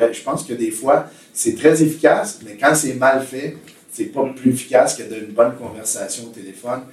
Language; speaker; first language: French; native; French